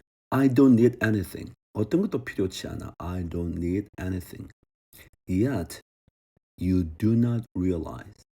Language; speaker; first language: English; non-native, fluent; Korean